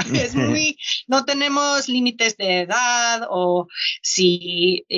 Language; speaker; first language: Spanish; non-native, fluent; English